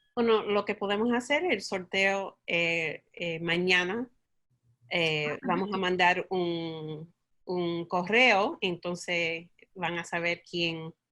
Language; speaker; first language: Spanish; early bilingual, heritage; Spanish